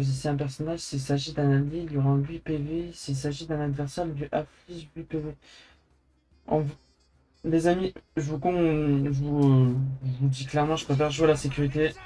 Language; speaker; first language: French; native; French